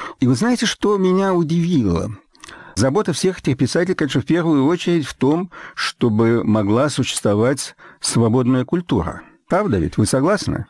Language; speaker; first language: Russian; native; Russian